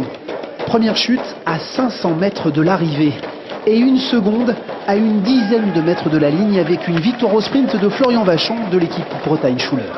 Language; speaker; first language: French; native; French